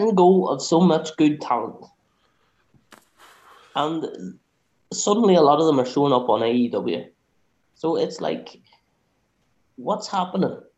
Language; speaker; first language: English; native; English